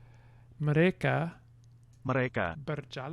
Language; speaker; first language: Indonesian; non-native, learner; English